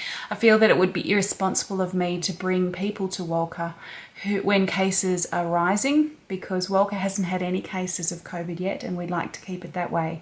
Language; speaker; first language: English; native; English